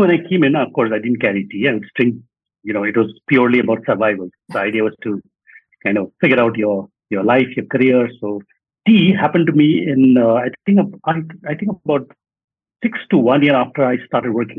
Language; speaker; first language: English; non-native, local second language; Nepali